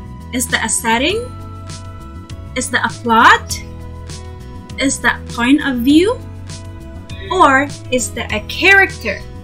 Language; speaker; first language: English; non-native, fluent; Indonesian